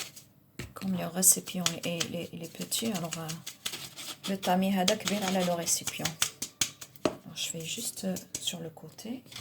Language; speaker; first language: French; non-native, local second language; Arabic